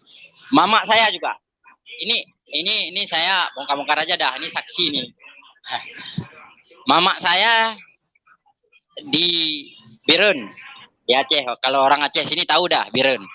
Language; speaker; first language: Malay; non-native, local second language; Achinese